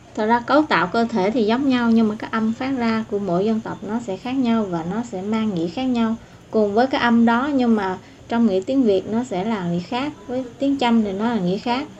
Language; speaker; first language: Vietnamese; non-native, local second language; Eastern Cham